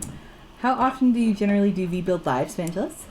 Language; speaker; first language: English; native; English